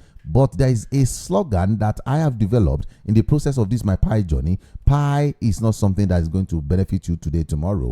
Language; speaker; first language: English; non-native, local second language; Yoruba